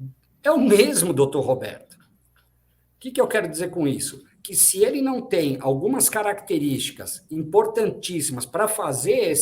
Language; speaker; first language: Portuguese; native; Portuguese